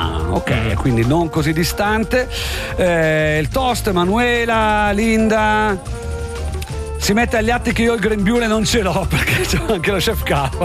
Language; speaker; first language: Italian; native; Italian